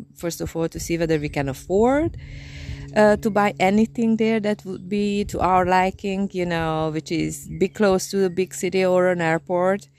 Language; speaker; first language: English; non-native, fluent; Romanian